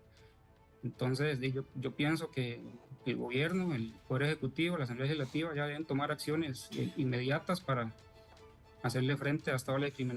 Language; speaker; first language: Spanish; native; Spanish